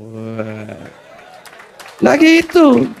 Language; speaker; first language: Indonesian; native; Indonesian